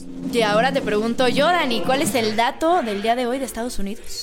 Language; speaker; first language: Spanish; native; Spanish